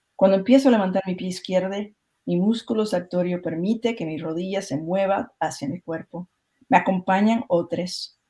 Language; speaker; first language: Spanish; early bilingual, other home language; English